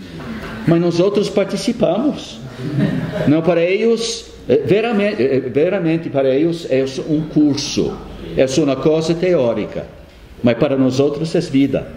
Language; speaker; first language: Spanish; non-native, fluent; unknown